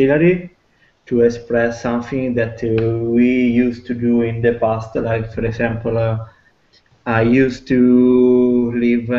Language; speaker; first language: English; non-native, fluent; Italian